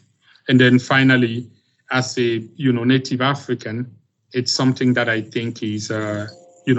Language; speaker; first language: English; non-native, local second language; French